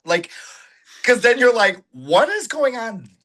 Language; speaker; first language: English; native; English